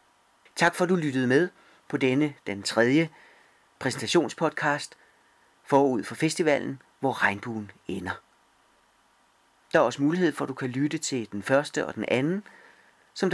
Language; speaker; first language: Danish; native; Danish